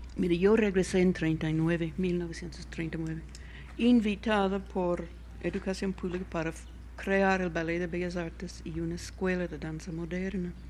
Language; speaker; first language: Spanish; non-native, fluent; English